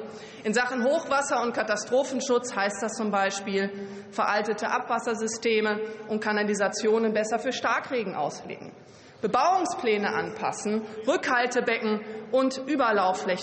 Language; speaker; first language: German; native; German